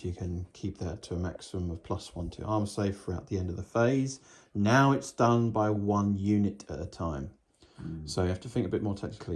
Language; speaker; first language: English; native; English